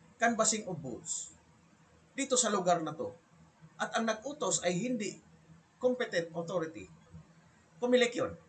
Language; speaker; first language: Filipino; native; Filipino